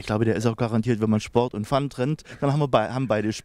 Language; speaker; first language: German; native; German